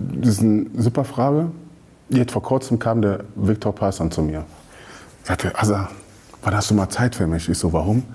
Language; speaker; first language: German; early bilingual, other home language; Akan